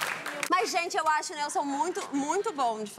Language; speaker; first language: Portuguese; native; Portuguese